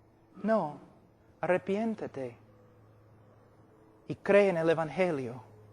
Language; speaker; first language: Spanish; non-native, fluent; English